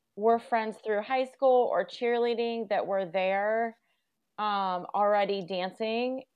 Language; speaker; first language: English; native; English